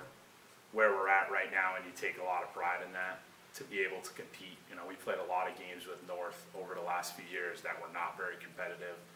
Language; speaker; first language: English; native; English